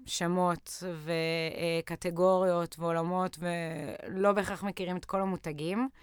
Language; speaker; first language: Hebrew; native; Hebrew